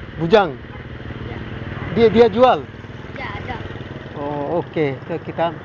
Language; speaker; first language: Indonesian; non-native, learner; Bangla